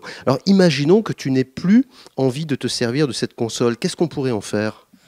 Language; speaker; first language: French; native; French